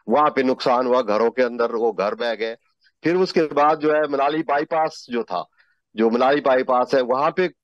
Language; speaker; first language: Hindi; native; Hindi